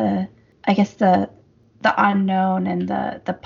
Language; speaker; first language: English; native; English